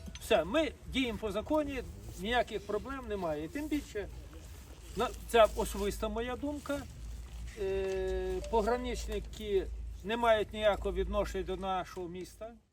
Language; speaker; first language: Ukrainian; native; Ukrainian